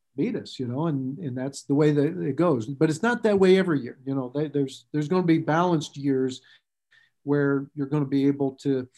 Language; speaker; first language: English; native; English